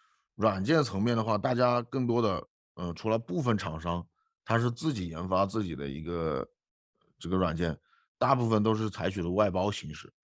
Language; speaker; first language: Chinese; native; Chinese